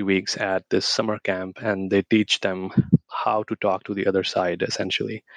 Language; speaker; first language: English; non-native, local second language; Urdu